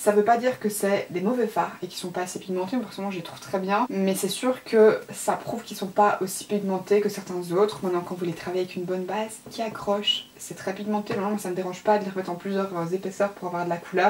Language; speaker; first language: French; native; French